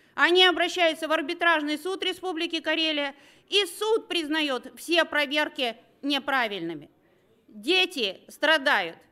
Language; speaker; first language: Russian; native; Russian